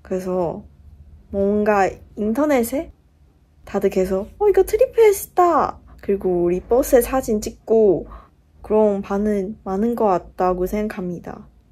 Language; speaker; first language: Korean; non-native, fluent; Chinese